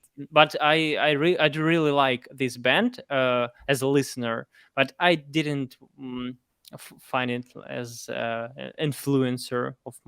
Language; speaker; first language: English; non-native, fluent; Russian